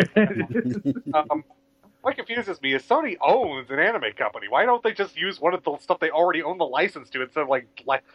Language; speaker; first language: English; native; English